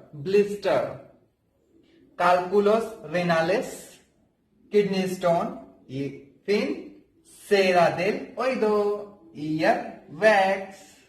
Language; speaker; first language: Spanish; non-native, fluent; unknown